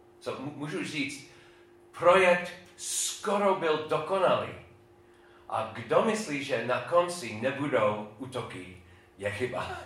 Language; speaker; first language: Czech; non-native, fluent; English